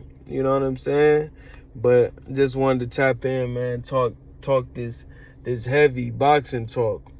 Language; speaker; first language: English; native; English